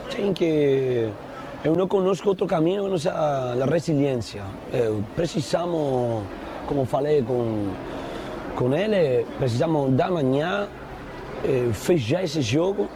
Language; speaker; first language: Portuguese; non-native, learner; Spanish